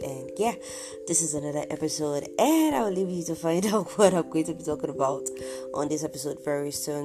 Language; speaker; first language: English; non-native, local second language; Yoruba